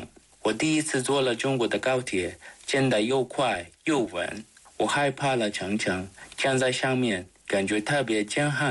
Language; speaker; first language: Chinese; non-native, fluent; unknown